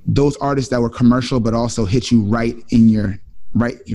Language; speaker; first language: English; native; English